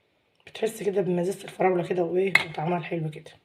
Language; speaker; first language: Arabic; native; Arabic